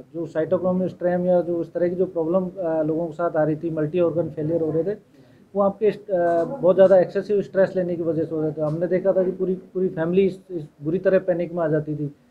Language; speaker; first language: Hindi; native; Hindi